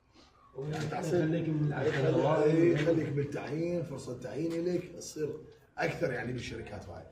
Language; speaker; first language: Arabic; native; Arabic